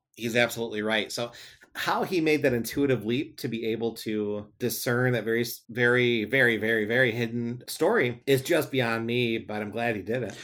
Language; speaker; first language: English; native; English